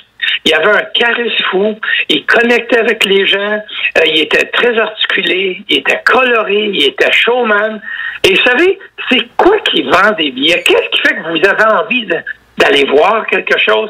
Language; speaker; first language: French; native; French